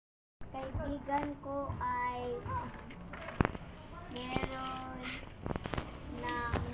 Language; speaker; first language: Filipino; non-native, local second language; Cebuano